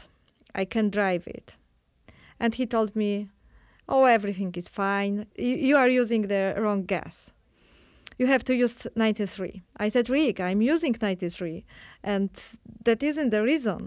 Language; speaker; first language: English; non-native, learner; Polish